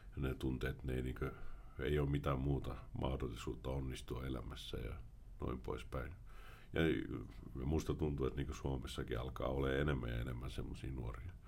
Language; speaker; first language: Finnish; early bilingual, heritage; Finnish